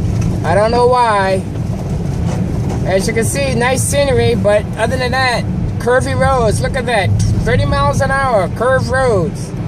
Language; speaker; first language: English; native; English